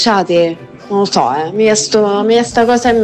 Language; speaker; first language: Italian; native; Italian